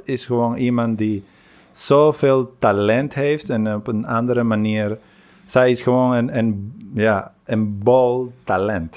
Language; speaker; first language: Dutch; non-native, fluent; Spanish